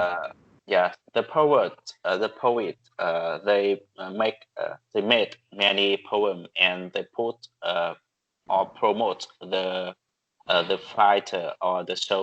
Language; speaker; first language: English; non-native, learner; Vietnamese